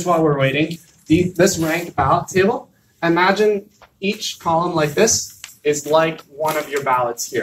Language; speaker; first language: English; native; English